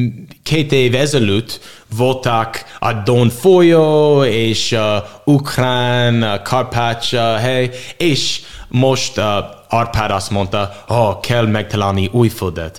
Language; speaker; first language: Hungarian; non-native, learner; English